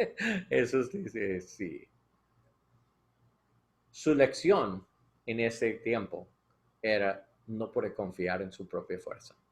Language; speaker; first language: Spanish; non-native, learner; English